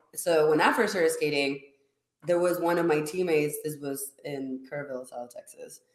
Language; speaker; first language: English; non-native, fluent; Spanish